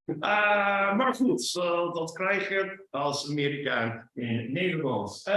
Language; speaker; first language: Dutch; non-native, learner; English